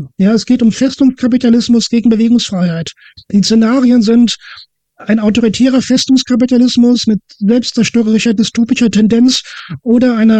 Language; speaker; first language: German; native; German